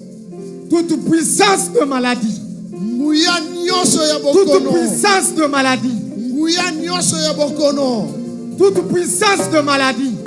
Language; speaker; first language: French; non-native, local second language; Lingala